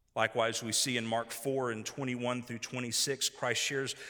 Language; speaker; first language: English; native; English